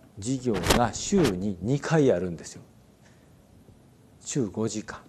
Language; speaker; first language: Japanese; native; Japanese